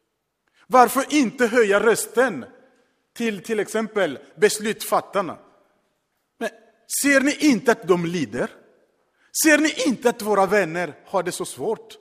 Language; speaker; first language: Swedish; non-native, fluent; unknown